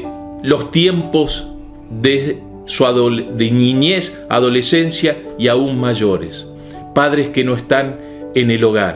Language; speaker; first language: Spanish; native; Spanish